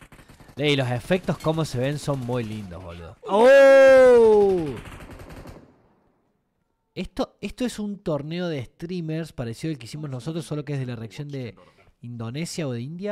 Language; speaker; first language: Spanish; native; Spanish